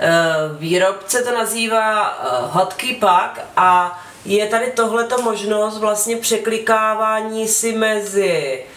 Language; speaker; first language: Czech; native; Czech